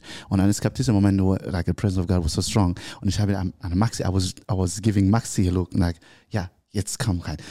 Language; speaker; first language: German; non-native, learner; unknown